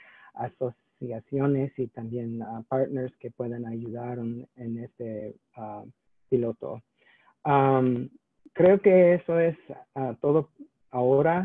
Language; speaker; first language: Spanish; non-native, learner; English